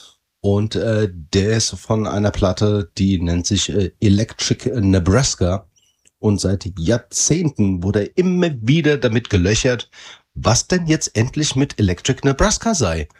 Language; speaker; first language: German; native; German